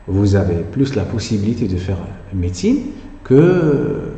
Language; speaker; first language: French; non-native, local second language; Arabic